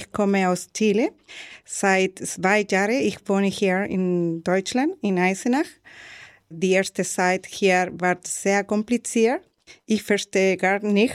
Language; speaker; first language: German; non-native, learner; Spanish